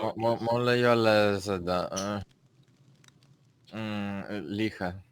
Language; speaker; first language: Estonian; non-native, local second language; Russian